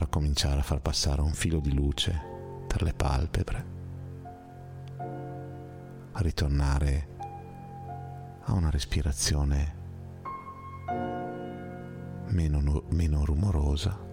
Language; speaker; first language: Italian; native; Italian